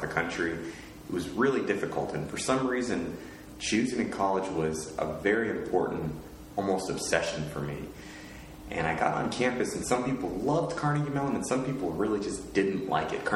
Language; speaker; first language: English; native; English